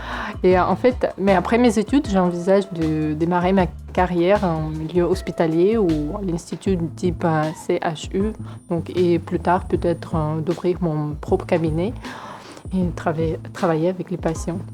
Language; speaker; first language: French; non-native, fluent; Ukrainian